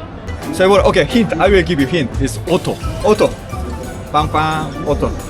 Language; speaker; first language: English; non-native, learner; Korean